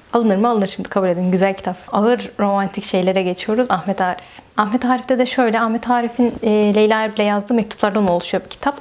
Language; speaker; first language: Turkish; native; Turkish